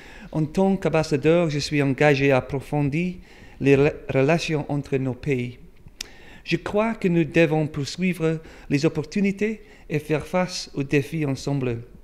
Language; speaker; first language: French; non-native, fluent; English